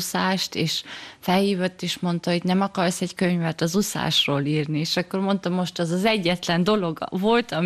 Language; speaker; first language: Hungarian; early bilingual, heritage; German